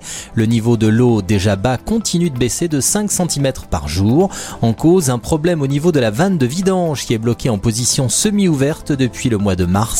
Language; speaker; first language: French; native; French